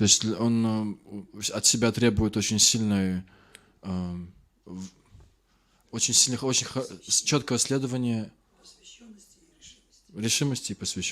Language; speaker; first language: Russian; native; Russian